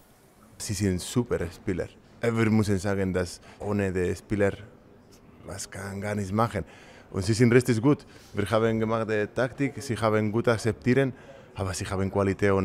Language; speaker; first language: German; non-native, learner; Spanish